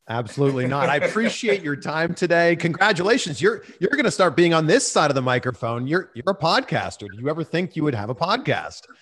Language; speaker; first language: English; native; English